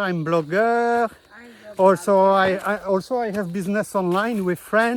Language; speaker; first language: English; non-native, learner; French